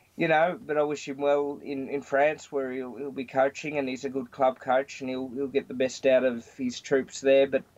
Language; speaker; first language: English; native; English